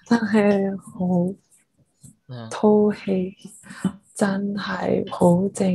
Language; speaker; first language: Cantonese; non-native, learner; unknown